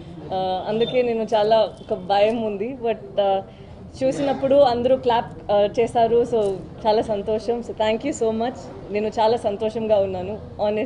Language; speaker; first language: Telugu; non-native, fluent; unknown